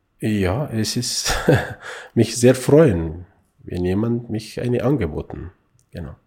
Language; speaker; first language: German; non-native, learner; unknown